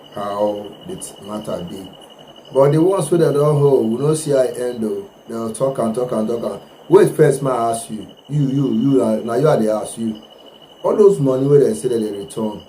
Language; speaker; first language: Nigerian Pidgin; non-native, local second language; Igbo